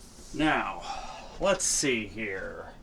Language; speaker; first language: English; native; English